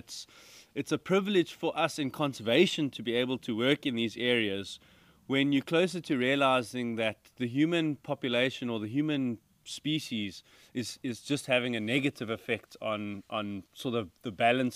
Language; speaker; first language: English; native; English